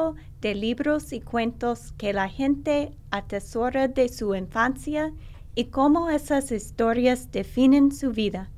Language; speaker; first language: Spanish; non-native, learner; English